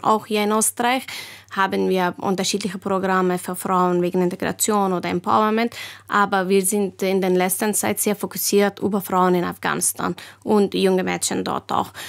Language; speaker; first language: German; non-native, learner; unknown